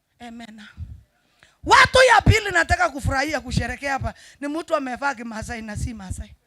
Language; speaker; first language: Swahili; non-native, local second language; Kalenjin